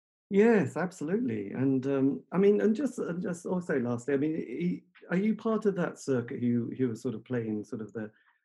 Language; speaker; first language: English; native; English